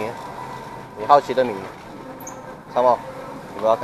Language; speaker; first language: Chinese; native; Chinese